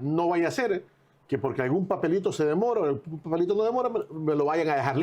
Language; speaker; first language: Spanish; native; Spanish